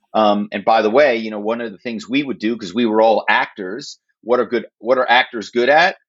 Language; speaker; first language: English; native; English